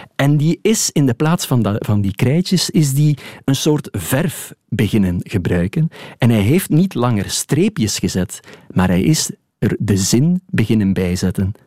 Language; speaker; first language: Dutch; native; Dutch